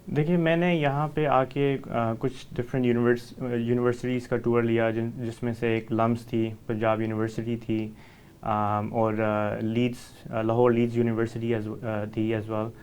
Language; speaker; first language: Urdu; early bilingual, heritage; Urdu